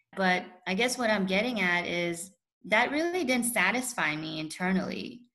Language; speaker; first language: English; early bilingual, other home language; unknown